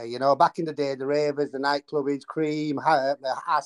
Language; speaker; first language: English; native; English